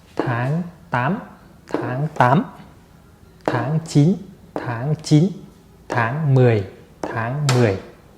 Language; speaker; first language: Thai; non-native, fluent; Vietnamese